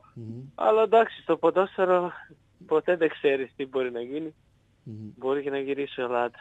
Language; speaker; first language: Greek; non-native, fluent; Serbian